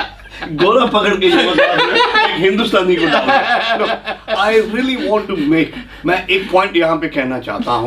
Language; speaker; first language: Hindi; native; Hindi